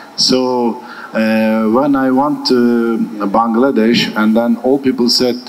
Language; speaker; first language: English; non-native, learner; Turkish